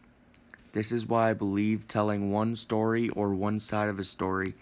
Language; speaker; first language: English; native; English